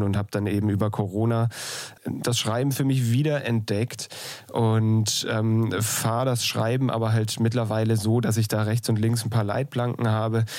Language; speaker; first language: German; native; German